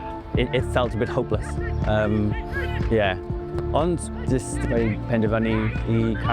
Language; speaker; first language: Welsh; non-native, local second language; English